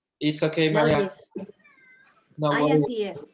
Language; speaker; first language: English; non-native, fluent; Spanish